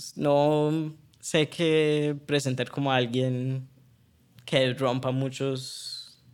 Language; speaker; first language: Spanish; early bilingual, heritage; Spanish